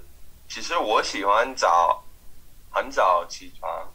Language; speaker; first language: Chinese; non-native, learner; English